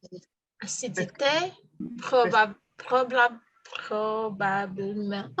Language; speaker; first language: French; non-native, learner; Portuguese